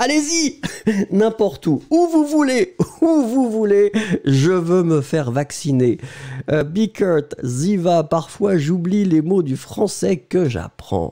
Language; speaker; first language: French; native; French